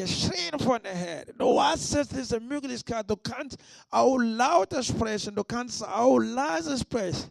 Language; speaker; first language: German; non-native, fluent; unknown